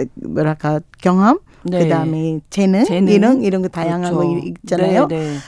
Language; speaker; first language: Korean; non-native, fluent; Sinhala